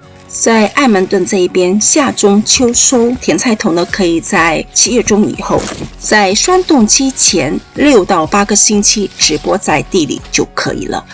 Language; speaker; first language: Chinese; native; Chinese